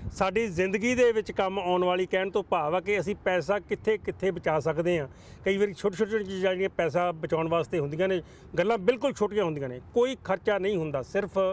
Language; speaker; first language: Punjabi; native; Punjabi